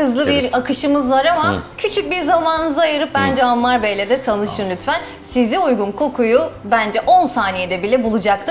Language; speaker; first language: Turkish; native; Turkish